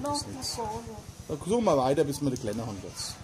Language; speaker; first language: German; native; German